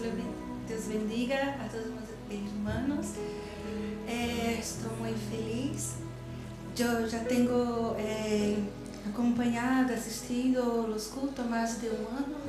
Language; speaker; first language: Spanish; non-native, learner; Portuguese